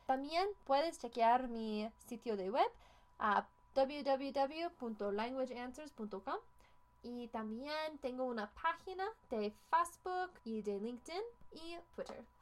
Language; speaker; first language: Spanish; non-native, fluent; English